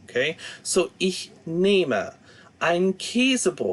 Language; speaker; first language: German; non-native, fluent; English